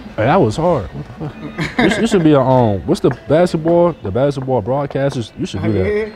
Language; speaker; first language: English; native; English